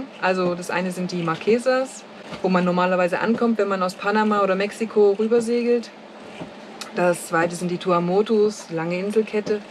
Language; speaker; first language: German; native; German